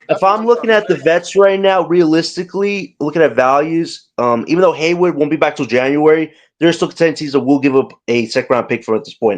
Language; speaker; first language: English; native; English